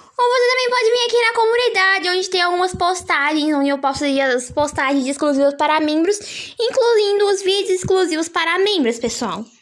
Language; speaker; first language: Portuguese; native; Portuguese